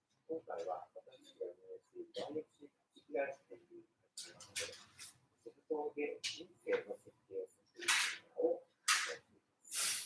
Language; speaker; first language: Japanese; native; Japanese